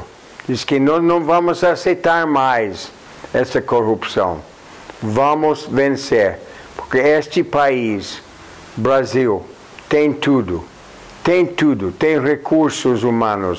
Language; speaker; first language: Portuguese; non-native, fluent; English